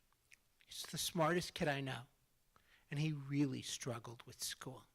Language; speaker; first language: English; native; English